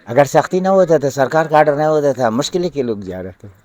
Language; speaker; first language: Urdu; early bilingual, other home language; Pashto